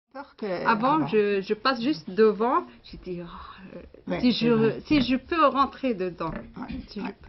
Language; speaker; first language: French; non-native, learner; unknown